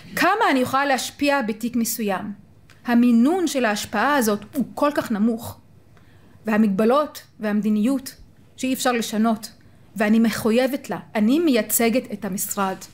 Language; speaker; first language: Hebrew; non-native, local second language; Arabic